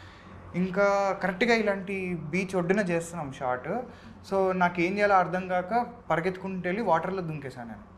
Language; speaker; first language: Telugu; native; Telugu